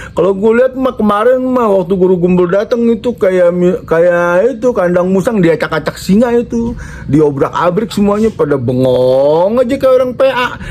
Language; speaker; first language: Indonesian; native; Indonesian